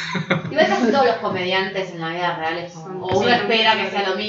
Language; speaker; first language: Spanish; native; Spanish